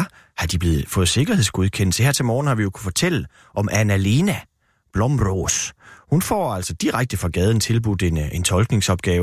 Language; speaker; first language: Danish; native; Danish